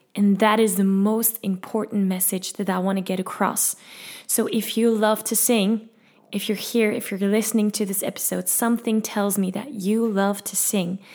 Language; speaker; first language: English; non-native, fluent; Dutch